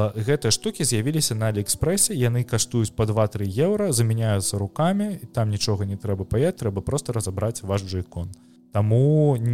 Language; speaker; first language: Belarusian; non-native, local second language; Russian